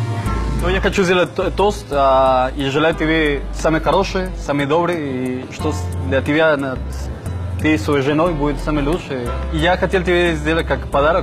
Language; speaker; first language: Russian; non-native, learner; Spanish